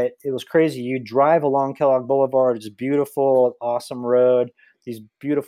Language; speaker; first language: English; native; English